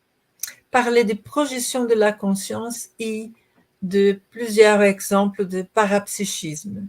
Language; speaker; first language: French; non-native, learner; Portuguese